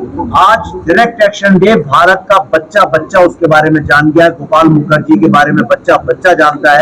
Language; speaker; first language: Hindi; native; Hindi